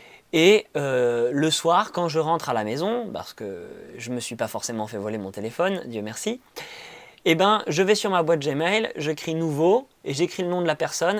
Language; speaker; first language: French; native; French